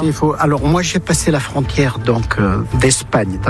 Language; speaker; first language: French; early bilingual, other home language; Portuguese